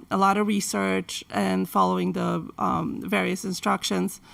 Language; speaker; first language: English; non-native, fluent; Polish